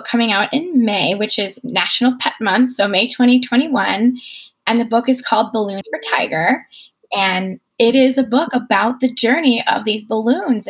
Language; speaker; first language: English; native; English